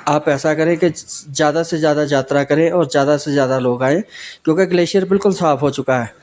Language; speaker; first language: Hindi; non-native, local second language; Punjabi